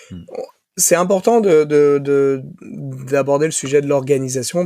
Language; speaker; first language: French; native; French